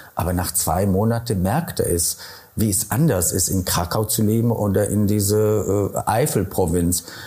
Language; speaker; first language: German; non-native, fluent; Polish